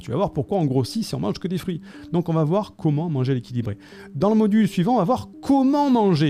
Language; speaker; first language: French; native; French